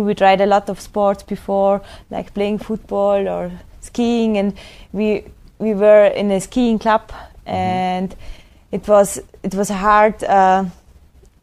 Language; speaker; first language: English; non-native, fluent; German